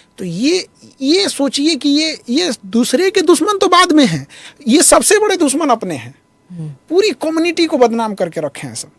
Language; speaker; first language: Hindi; native; Hindi